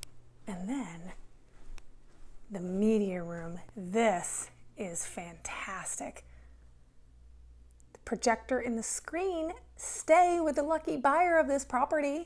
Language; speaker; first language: English; native; English